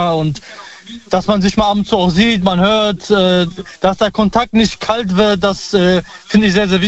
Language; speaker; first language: German; early bilingual, other home language; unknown